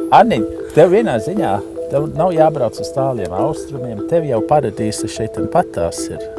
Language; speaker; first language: Latvian; early bilingual, heritage; Latvian